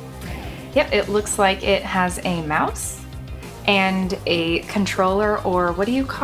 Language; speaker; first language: English; native; English